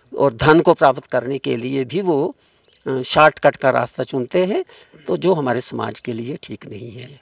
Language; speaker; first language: Hindi; non-native, local second language; Kashmiri